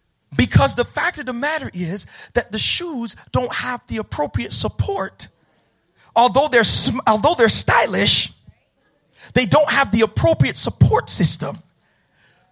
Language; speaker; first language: English; native; English